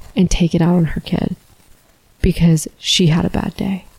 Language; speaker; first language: English; native; English